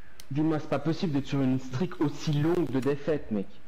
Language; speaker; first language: French; native; French